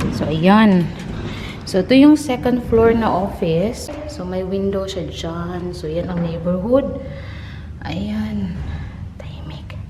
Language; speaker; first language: Filipino; non-native, local second language; Cebuano